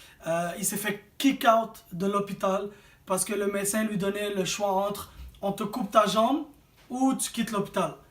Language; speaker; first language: French; native; French